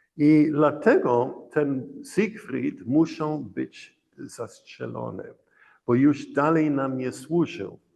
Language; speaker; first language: Polish; early bilingual, heritage; Polish